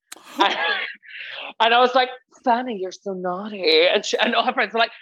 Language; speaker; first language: English; native; English